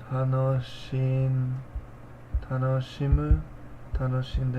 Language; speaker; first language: Japanese; non-native, learner; English